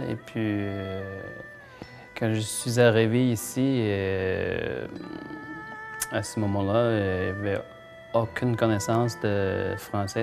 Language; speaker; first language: French; non-native, fluent; Chinese